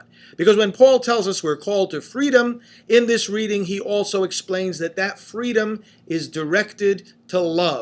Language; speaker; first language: English; native; English